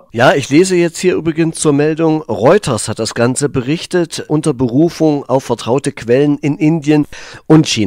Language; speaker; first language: German; native; German